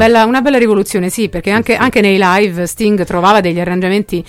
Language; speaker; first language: Italian; native; Italian